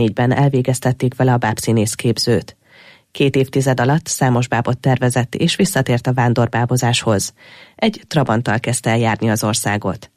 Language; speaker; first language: Hungarian; native; Hungarian